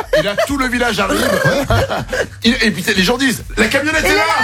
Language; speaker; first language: French; native; French